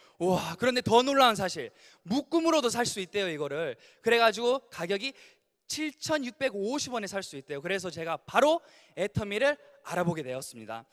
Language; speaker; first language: Korean; early bilingual, heritage; Korean